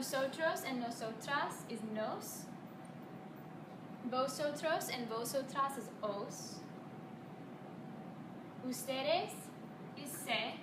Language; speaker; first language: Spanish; non-native, learner; English